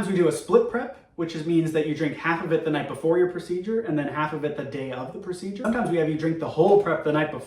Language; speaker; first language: English; native; English